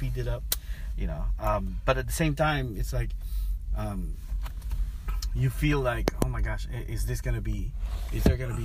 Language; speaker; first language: English; non-native, local second language; Filipino